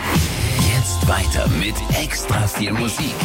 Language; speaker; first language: German; native; German